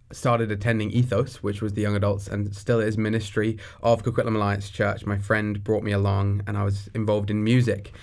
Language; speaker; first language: English; native; English